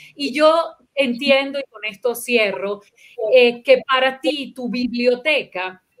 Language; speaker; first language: Spanish; non-native, local second language; Italian